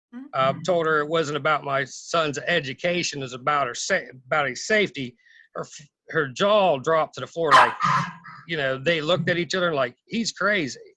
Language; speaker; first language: English; native; English